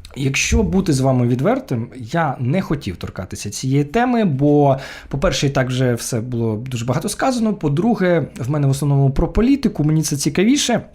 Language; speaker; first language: Ukrainian; non-native, local second language; Russian